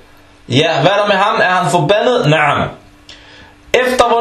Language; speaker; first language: Danish; early bilingual, other home language; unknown